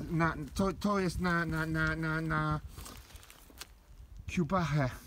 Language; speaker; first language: Polish; non-native, learner; English